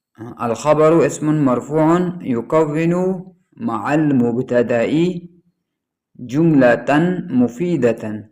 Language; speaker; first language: Arabic; non-native, fluent; Urdu